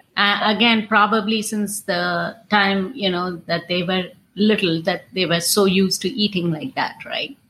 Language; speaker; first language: English; non-native, local second language; Tamil